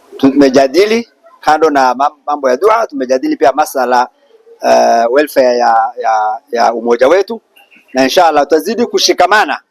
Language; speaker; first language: Swahili; non-native, local second language; Somali